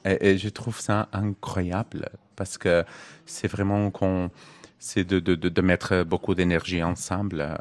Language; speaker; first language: French; non-native, learner; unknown